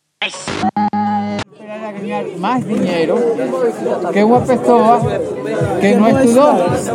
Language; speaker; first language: Spanish; non-native, learner; Portuguese